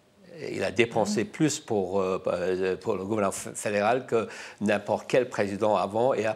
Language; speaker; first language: French; non-native, fluent; English